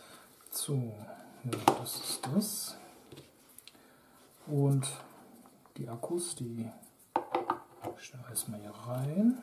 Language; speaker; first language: German; native; German